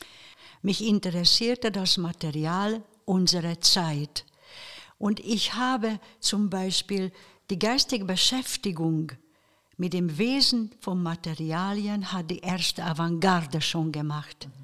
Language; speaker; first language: German; non-native, fluent; Hungarian